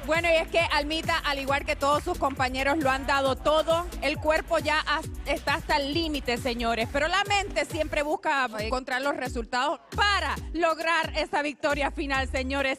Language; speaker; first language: Spanish; native; Spanish